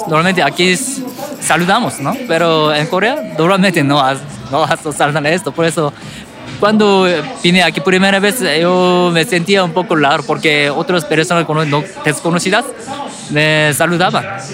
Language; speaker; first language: Spanish; non-native, learner; Korean